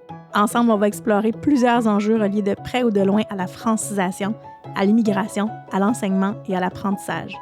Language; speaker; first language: French; native; French